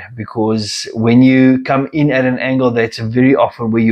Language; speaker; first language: English; non-native, local second language; Afrikaans